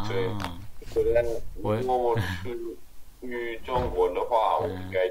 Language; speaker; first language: Chinese; non-native, learner; English